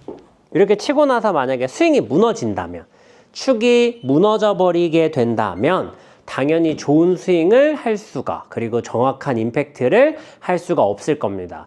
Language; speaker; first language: Korean; native; Korean